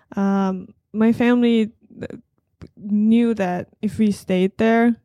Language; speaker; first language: English; non-native, fluent; Persian